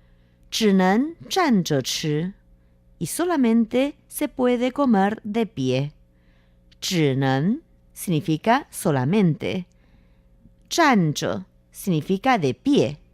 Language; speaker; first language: Spanish; non-native, fluent; Chinese